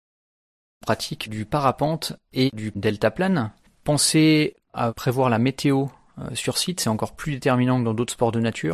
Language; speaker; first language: French; native; French